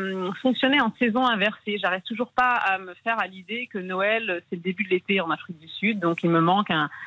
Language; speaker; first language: French; native; French